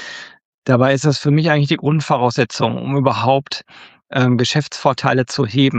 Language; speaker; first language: German; native; German